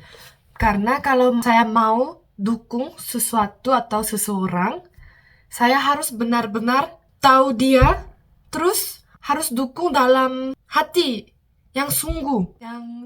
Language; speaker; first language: Indonesian; non-native, fluent; Korean